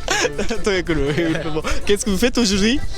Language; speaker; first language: French; non-native, learner; Japanese